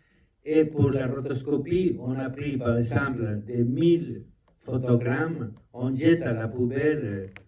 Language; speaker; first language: French; non-native, learner; Spanish